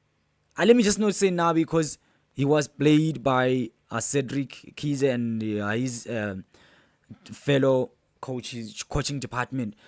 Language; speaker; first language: English; non-native, local second language; Zulu